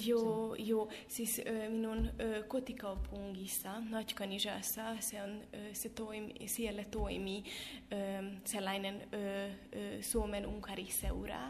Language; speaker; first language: Finnish; non-native, fluent; Hungarian